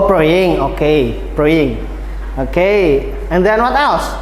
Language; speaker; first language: English; non-native, fluent; Indonesian